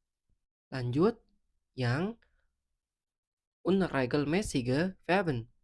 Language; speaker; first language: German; non-native, fluent; Indonesian